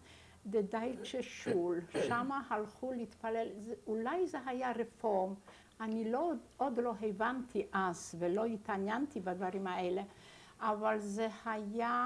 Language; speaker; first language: Hebrew; non-native, fluent; Yiddish